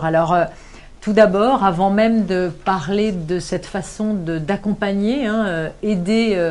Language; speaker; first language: French; native; French